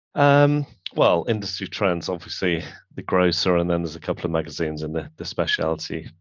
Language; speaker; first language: English; native; English